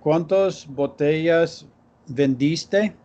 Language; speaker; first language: Spanish; non-native, learner; English